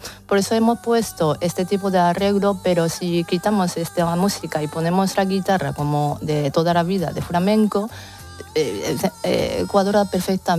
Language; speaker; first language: Spanish; non-native, fluent; Japanese